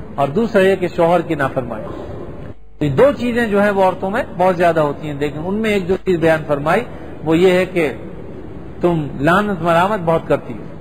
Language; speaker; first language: Urdu; native; Urdu